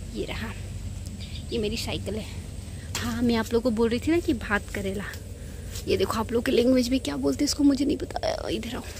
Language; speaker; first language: Hindi; non-native, local second language; Nepali